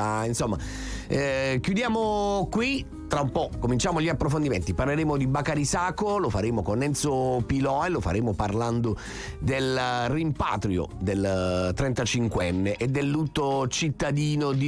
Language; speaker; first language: Italian; native; Italian